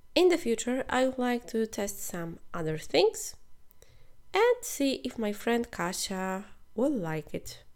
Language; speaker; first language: English; non-native, fluent; Polish